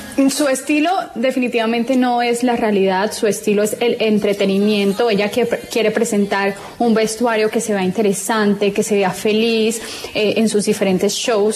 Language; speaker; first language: Spanish; native; Spanish